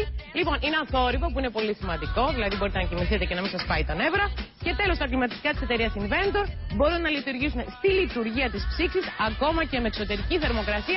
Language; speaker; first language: Greek; native; Greek